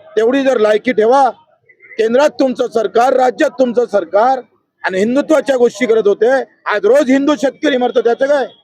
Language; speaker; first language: Marathi; native; Marathi